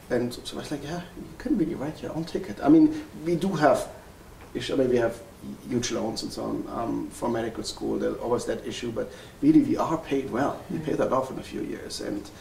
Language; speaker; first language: English; non-native, fluent; German